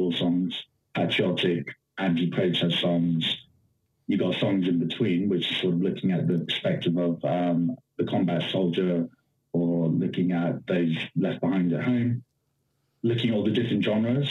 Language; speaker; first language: English; native; English